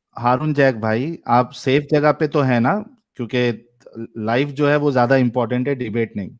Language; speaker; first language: Hindi; native; Hindi